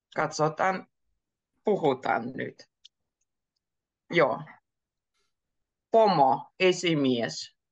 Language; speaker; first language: Finnish; native; Finnish